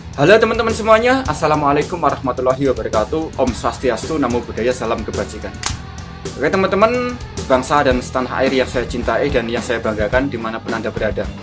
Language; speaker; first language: Indonesian; native; Indonesian